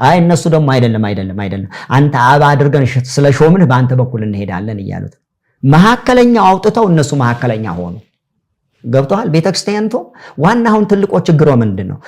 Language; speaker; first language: Amharic; non-native, local second language; Sebat Bet Gurage